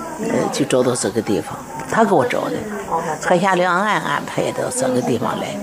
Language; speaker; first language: Chinese; native; Chinese